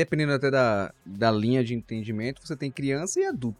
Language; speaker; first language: Portuguese; native; Portuguese